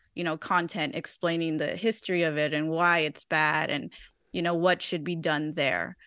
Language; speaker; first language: English; early bilingual, other home language; Spanish